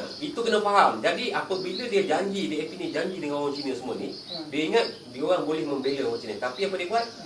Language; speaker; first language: Malay; native; Malay